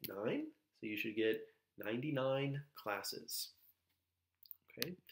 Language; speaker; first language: English; native; English